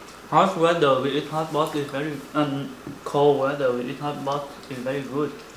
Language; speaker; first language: English; non-native, learner; Vietnamese